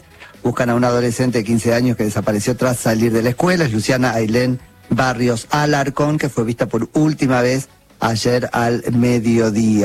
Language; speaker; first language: Spanish; native; Spanish